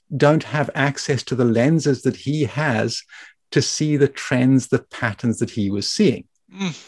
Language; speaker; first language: English; native; English